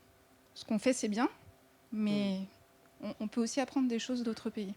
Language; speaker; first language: French; native; French